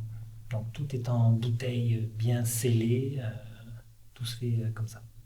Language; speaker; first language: French; native; French